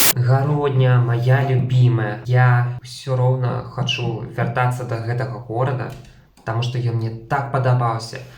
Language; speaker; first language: Belarusian; non-native, local second language; Russian